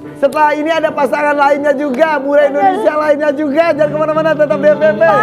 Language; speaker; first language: Indonesian; native; Indonesian